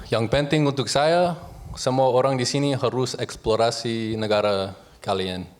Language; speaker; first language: Indonesian; non-native, learner; English